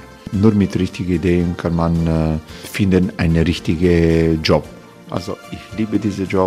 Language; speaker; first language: German; non-native, learner; Croatian